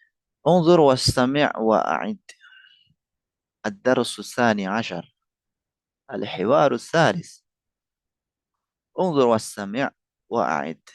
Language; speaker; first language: Arabic; non-native, fluent; Indonesian